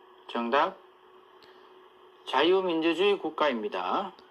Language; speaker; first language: Korean; native; Korean